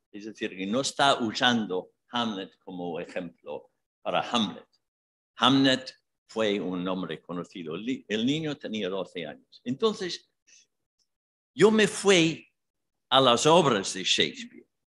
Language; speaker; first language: Spanish; non-native, fluent; English